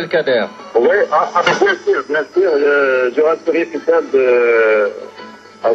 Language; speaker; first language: French; non-native, local second language; Arabic